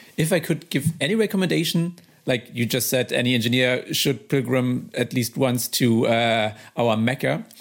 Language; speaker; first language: English; non-native, fluent; German